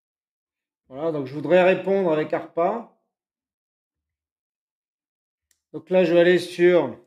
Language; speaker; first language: French; native; French